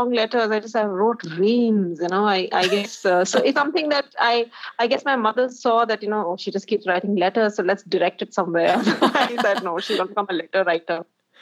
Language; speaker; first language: English; non-native, local second language; Hindi